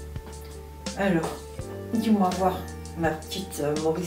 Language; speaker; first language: French; native; French